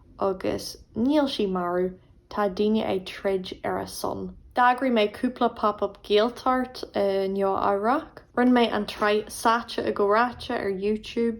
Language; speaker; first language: Irish; non-native, local second language; English